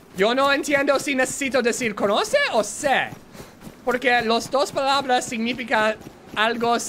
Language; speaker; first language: Spanish; non-native, learner; English